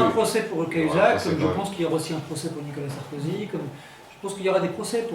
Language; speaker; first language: French; native; French